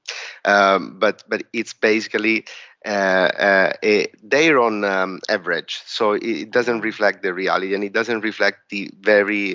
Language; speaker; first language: English; non-native, fluent; Italian